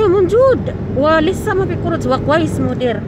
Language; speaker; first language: Arabic; non-native, learner; Filipino